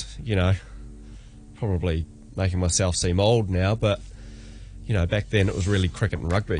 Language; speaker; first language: English; native; English